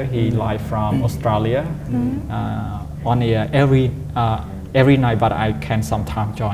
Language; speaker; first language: English; non-native, fluent; Khmer